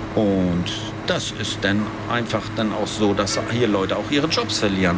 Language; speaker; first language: German; native; German